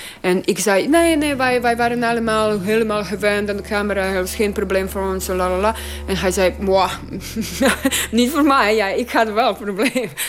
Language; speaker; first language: Dutch; non-native, learner; Croatian